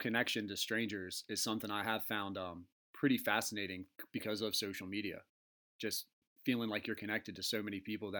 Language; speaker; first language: English; native; English